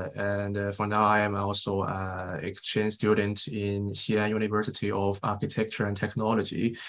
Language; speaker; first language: English; non-native, fluent; Chinese